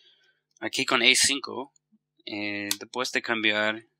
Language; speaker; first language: Spanish; non-native, fluent; English